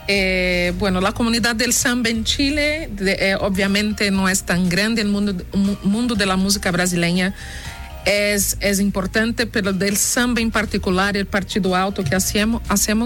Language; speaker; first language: Spanish; non-native, fluent; Portuguese